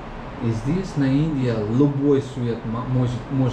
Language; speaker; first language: Russian; non-native, learner; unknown